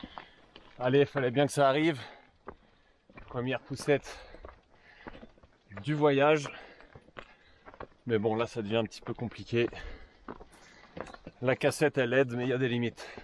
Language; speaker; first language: French; native; French